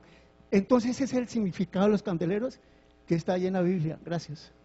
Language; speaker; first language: Spanish; native; Spanish